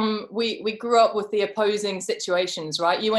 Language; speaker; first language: English; native; English